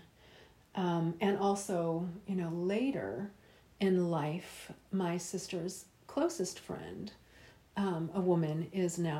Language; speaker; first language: English; native; English